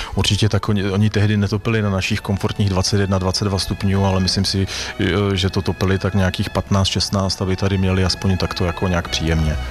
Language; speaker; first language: Czech; native; Czech